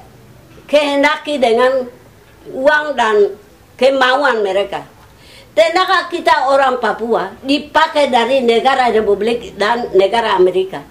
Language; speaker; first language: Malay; non-native, local second language; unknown